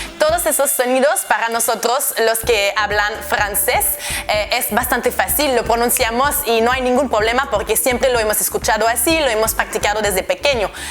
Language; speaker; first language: Spanish; non-native, fluent; French